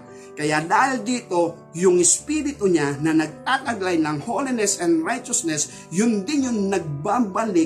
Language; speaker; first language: Filipino; native; Filipino